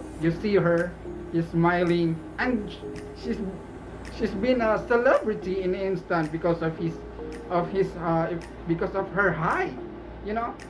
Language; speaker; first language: English; non-native, local second language; Filipino